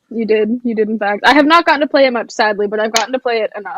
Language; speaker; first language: English; native; English